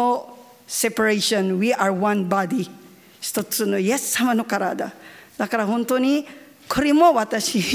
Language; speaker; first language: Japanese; non-native, learner; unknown